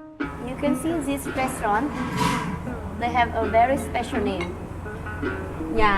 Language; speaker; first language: English; non-native, fluent; Vietnamese